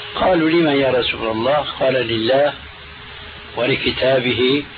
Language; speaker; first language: Arabic; early bilingual, other home language; Albanian